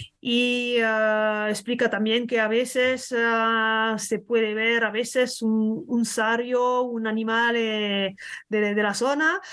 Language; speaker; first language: Spanish; non-native, learner; French